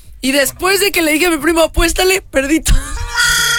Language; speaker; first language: Spanish; native; Spanish